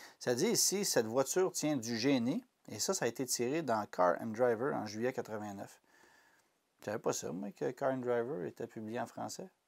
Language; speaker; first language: French; native; French